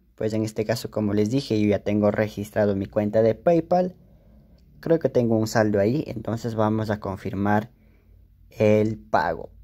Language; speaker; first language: Spanish; native; Spanish